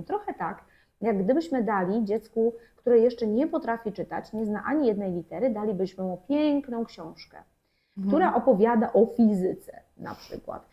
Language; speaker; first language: Polish; native; Polish